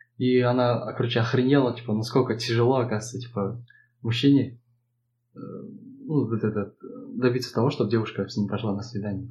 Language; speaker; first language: Russian; non-native, local second language; Kazakh